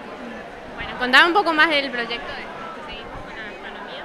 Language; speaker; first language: Spanish; native; Spanish